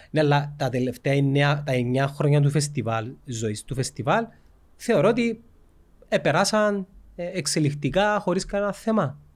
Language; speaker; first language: Greek; native; Greek